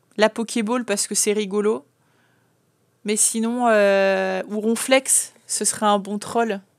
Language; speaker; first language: French; native; French